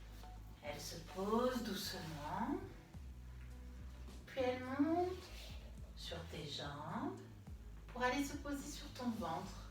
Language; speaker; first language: French; native; French